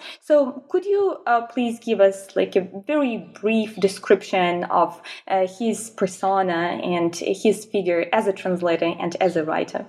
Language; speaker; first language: English; non-native, fluent; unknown